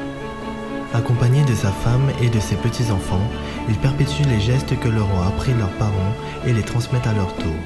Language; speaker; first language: French; native; French